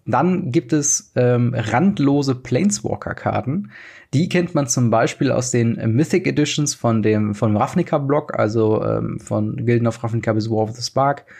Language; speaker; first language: German; native; German